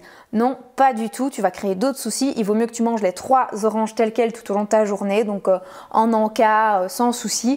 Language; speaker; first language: French; native; French